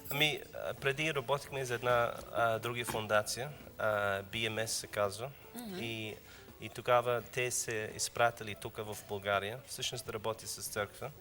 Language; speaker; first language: Bulgarian; non-native, learner; English